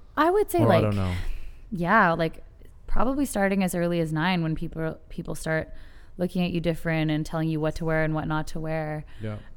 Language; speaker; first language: English; native; English